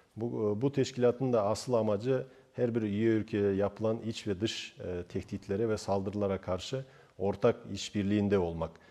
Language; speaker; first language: Turkish; non-native, fluent; Kazakh